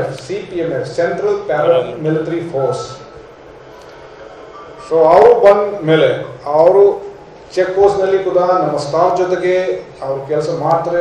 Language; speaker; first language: Kannada; non-native, fluent; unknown